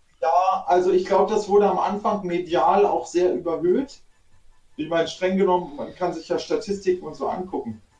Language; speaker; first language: German; native; German